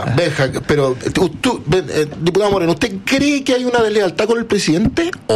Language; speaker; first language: Spanish; native; Spanish